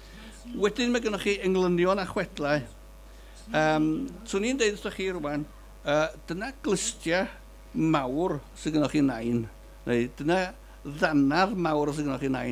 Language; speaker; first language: Welsh; native; Welsh